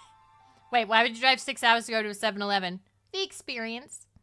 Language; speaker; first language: English; native; English